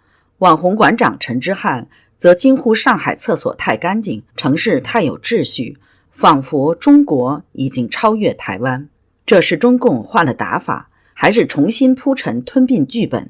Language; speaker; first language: Chinese; native; Chinese